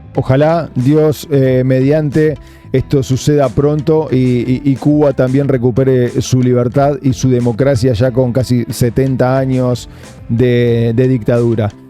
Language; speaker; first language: Spanish; native; Spanish